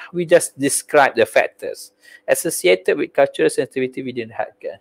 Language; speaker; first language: English; non-native, local second language; Malay